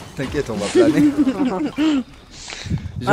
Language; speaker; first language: French; native; French